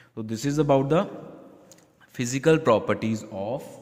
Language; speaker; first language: English; non-native, local second language; Punjabi